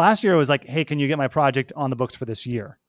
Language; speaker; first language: English; native; English